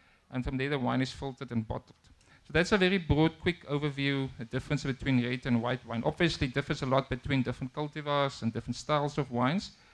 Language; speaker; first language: English; non-native, local second language; Afrikaans